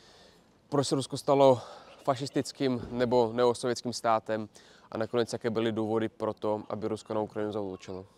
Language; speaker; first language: Czech; non-native, fluent; Ukrainian